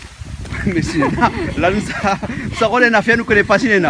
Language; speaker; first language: French; native; French